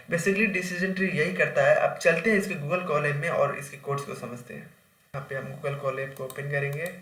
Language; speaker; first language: Hindi; native; Hindi